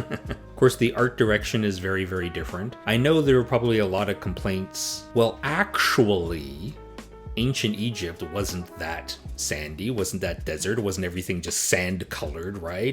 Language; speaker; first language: English; native; English